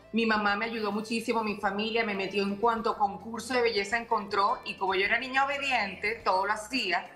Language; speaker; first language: Spanish; native; Spanish